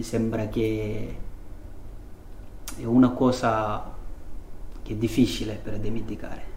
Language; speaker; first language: Italian; non-native, learner; Fula